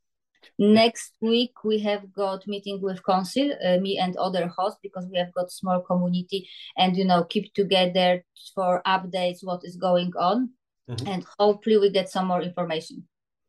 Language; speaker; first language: English; non-native, learner; Polish